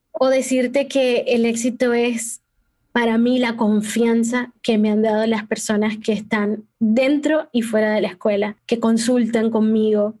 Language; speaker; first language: Spanish; native; Spanish